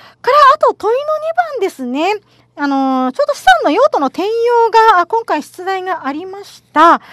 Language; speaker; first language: Japanese; native; Japanese